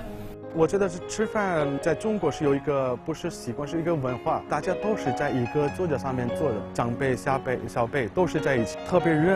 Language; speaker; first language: Chinese; non-native, fluent; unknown